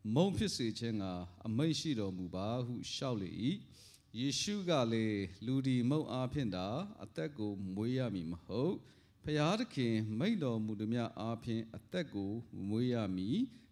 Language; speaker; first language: Burmese; non-native, local second language; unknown